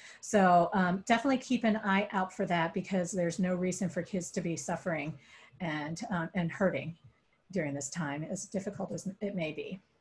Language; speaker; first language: English; native; English